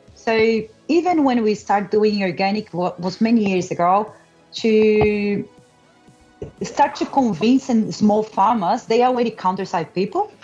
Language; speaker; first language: English; non-native, learner; Portuguese